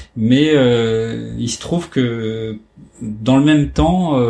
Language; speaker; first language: French; native; French